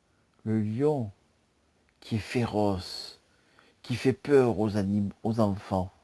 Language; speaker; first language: French; native; French